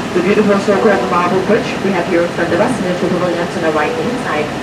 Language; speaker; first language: English; non-native, fluent; Danish